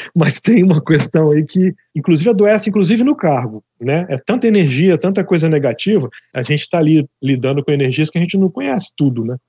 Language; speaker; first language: Portuguese; native; Portuguese